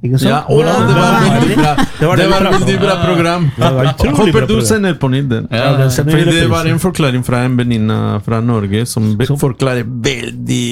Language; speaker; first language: Norwegian; non-native, learner; Spanish